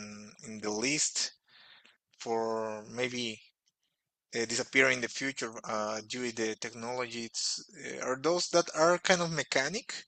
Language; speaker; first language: English; non-native, fluent; Portuguese